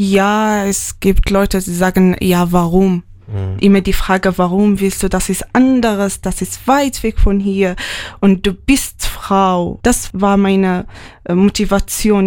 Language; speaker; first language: German; non-native, learner; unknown